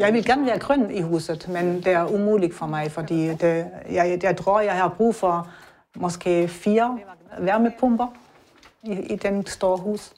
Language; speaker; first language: Danish; non-native, learner; German